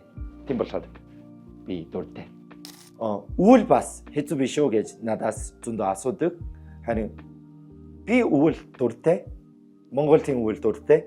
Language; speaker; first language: Mongolian; non-native, learner; Korean